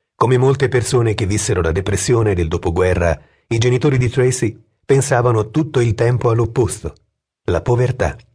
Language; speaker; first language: Italian; native; Italian